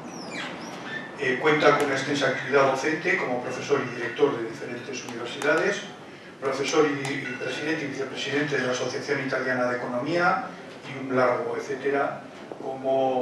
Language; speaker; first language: Spanish; native; Spanish